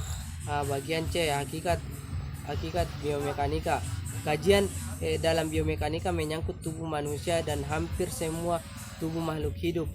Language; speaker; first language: Indonesian; native; Indonesian